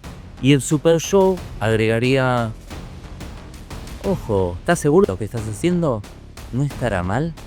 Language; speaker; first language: Spanish; native; Spanish